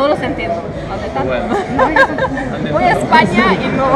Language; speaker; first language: Spanish; non-native, fluent; Polish